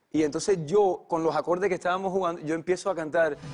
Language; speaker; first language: Spanish; early bilingual, heritage; Spanish